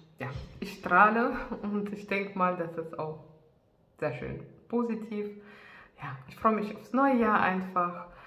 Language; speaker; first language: German; non-native, fluent; Russian